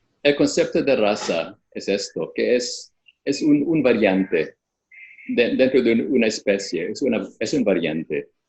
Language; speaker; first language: Spanish; non-native, fluent; Filipino